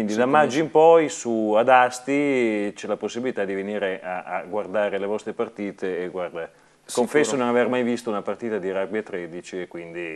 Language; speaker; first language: Italian; native; Italian